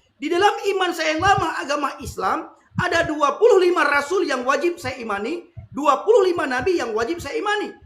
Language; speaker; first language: Indonesian; non-native, local second language; Achinese